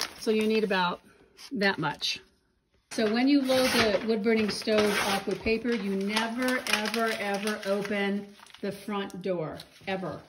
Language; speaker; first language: English; native; English